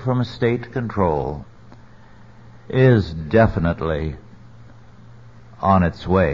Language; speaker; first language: English; native; English